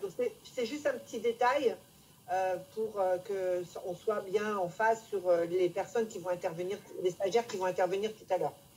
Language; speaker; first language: French; native; French